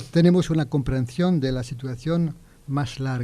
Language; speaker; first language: Spanish; non-native, learner; French